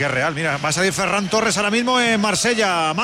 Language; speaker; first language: Spanish; native; Spanish